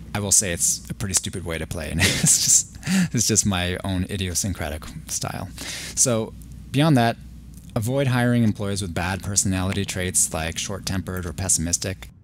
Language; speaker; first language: English; native; English